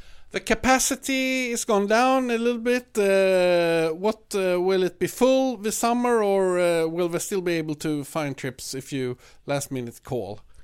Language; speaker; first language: English; non-native, fluent; Swedish